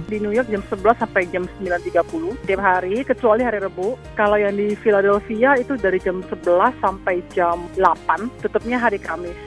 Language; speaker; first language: Indonesian; native; Indonesian